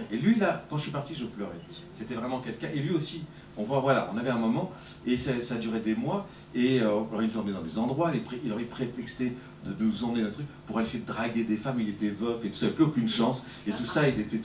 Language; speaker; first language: French; native; French